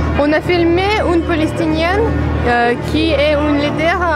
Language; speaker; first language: French; non-native, fluent; Russian